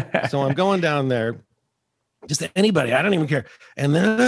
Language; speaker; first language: English; native; English